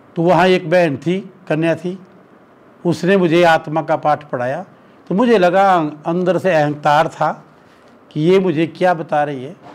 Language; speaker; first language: Hindi; native; Hindi